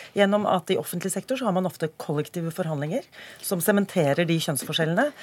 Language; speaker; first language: Norwegian; native; Norwegian